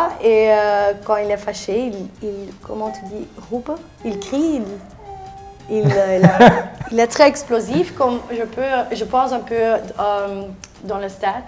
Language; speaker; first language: French; non-native, local second language; Dutch